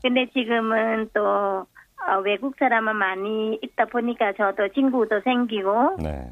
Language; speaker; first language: Korean; non-native, fluent; Thai